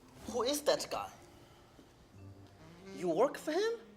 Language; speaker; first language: English; non-native, learner; Chinese